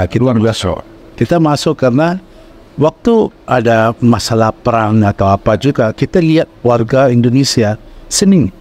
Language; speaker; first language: Indonesian; non-native, fluent; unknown